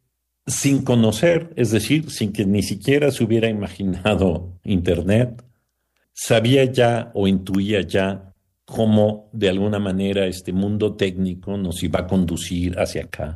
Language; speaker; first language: Spanish; native; Spanish